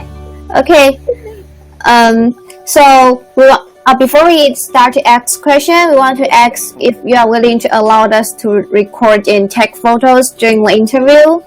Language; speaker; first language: English; non-native, learner; Chinese